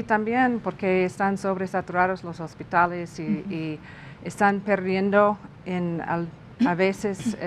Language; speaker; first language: Spanish; non-native, fluent; English